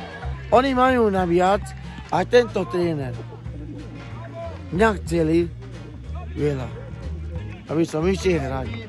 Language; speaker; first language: Slovak; non-native, local second language; Hungarian